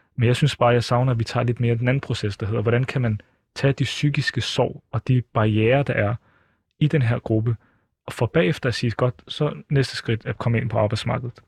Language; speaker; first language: Danish; early bilingual, other home language; Arabic